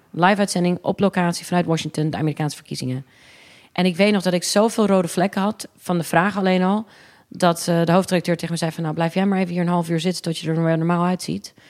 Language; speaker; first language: Dutch; early bilingual, other home language; English